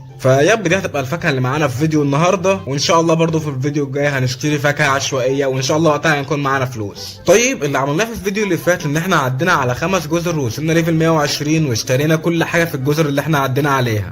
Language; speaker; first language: Arabic; native; Arabic